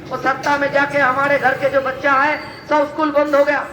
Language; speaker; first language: Hindi; non-native, local second language; Bangla